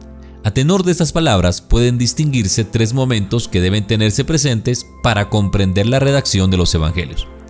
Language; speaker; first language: Spanish; native; Spanish